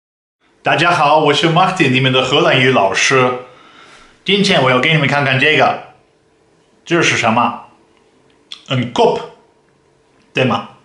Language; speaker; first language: Chinese; non-native, fluent; Dutch